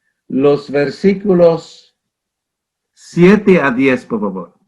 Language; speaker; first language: Spanish; non-native, fluent; English